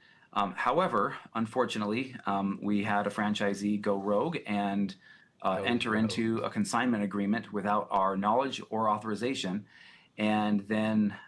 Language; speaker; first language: English; native; English